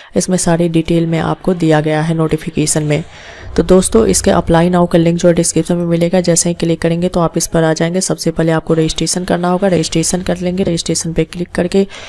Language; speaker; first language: Hindi; native; Hindi